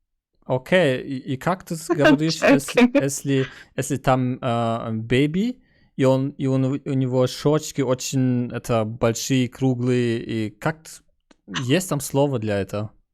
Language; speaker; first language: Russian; early bilingual, heritage; German